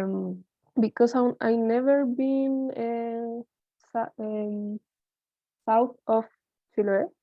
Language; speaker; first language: English; non-native, learner; Spanish